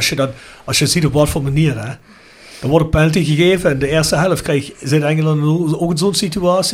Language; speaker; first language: Dutch; native; Dutch